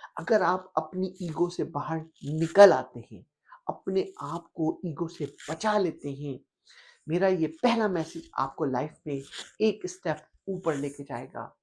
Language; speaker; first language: Urdu; native; Urdu